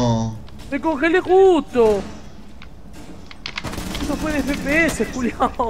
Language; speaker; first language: Spanish; native; Spanish